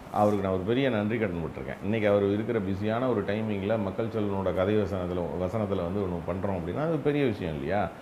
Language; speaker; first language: Tamil; native; Tamil